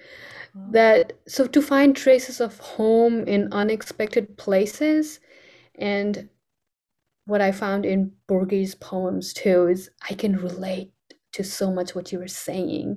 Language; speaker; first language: English; non-native, local second language; Nepali